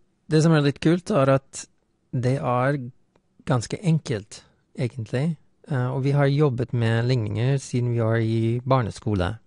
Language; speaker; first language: Norwegian; non-native, fluent; English